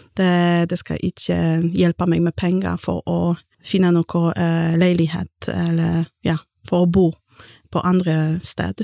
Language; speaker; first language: Norwegian; non-native, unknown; Polish